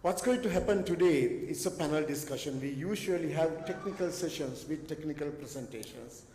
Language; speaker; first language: English; non-native, local second language; Sinhala